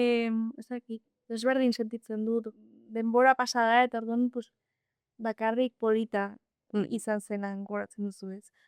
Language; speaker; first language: Basque; non-native, local second language; Spanish